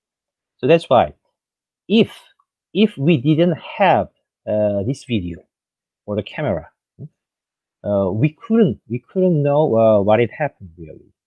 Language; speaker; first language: English; non-native, fluent; French